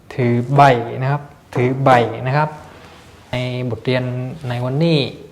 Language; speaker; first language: Thai; non-native, fluent; Vietnamese